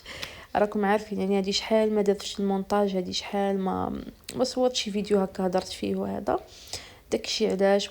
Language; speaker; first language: Arabic; native; Arabic